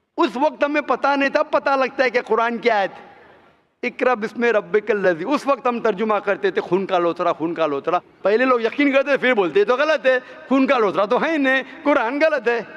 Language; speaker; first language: Hindi; non-native, local second language; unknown